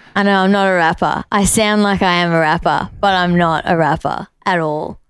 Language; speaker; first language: English; native; English